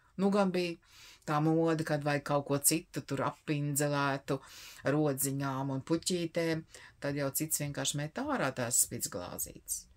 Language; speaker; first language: Latvian; native; Latvian